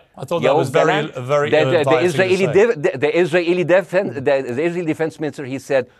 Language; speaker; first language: English; non-native, fluent; Arabic